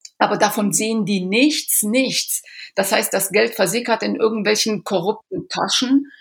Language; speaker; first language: German; early bilingual, other home language; Persian